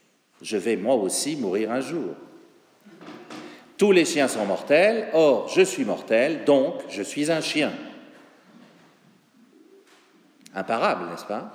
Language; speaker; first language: French; native; French